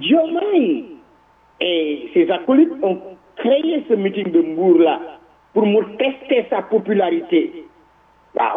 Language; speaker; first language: French; non-native, local second language; Wolof